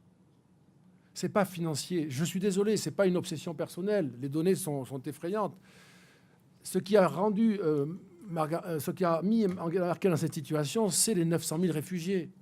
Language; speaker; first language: French; native; French